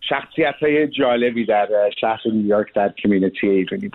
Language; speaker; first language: Persian; early bilingual, heritage; Persian